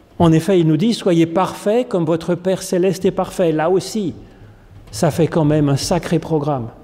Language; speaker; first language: French; native; French